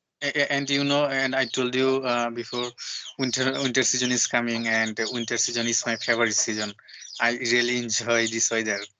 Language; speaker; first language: English; non-native, learner; Bangla